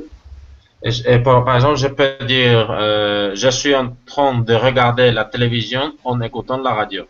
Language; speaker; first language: French; non-native, learner; Spanish